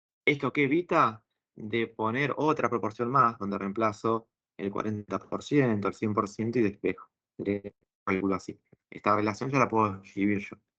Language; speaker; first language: Spanish; native; Spanish